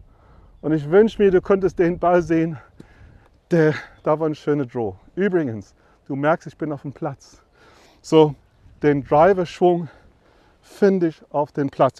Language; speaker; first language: German; non-native, fluent; English